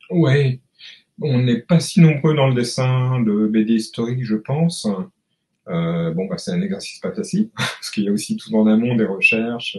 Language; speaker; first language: French; native; French